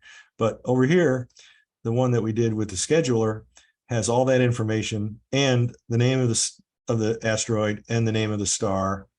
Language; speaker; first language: English; native; English